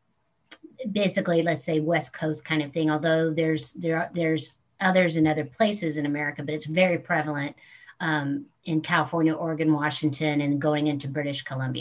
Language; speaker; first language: English; native; English